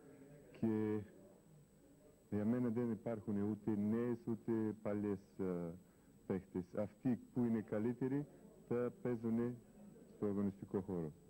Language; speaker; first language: Greek; non-native, fluent; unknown